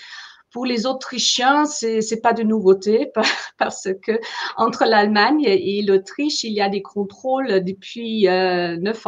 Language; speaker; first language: French; non-native, fluent; German